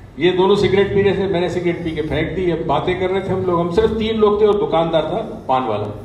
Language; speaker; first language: Urdu; native; Urdu